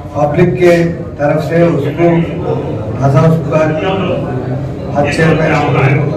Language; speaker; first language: Hindi; non-native, local second language; Urdu